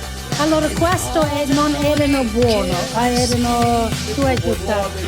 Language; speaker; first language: Italian; non-native, learner; English